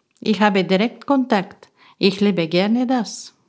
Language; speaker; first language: German; non-native, learner; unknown